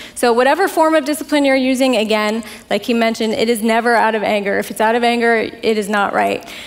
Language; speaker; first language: English; native; English